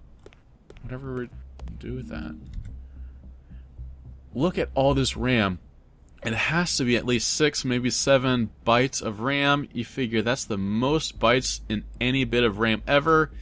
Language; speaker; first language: English; native; English